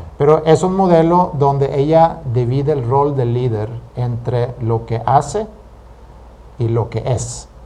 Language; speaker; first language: Spanish; non-native, fluent; Swedish